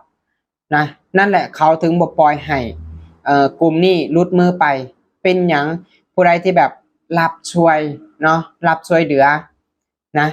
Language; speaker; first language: Thai; non-native, local second language; Lao